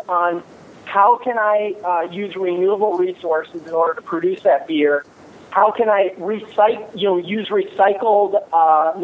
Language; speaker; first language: English; native; English